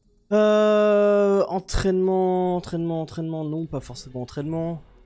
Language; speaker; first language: French; native; French